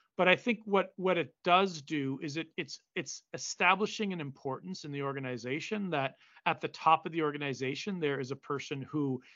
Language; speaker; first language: English; native; English